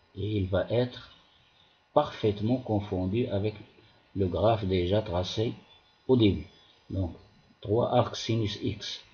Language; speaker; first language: French; non-native, local second language; Arabic